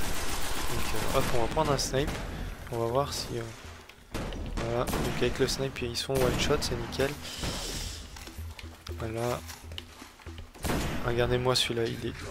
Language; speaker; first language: French; native; French